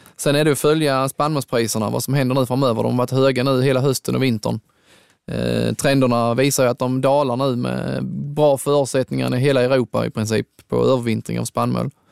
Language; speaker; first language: Swedish; native; Swedish